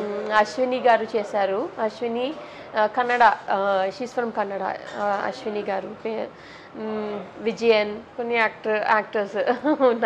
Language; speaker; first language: Telugu; non-native, local second language; Tamil